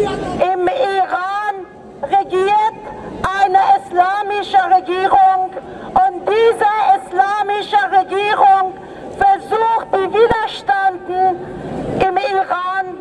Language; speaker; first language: German; non-native, fluent; Persian